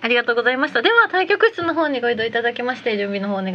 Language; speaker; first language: Japanese; native; Japanese